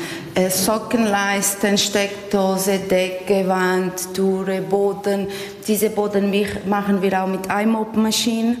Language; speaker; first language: German; non-native, learner; Portuguese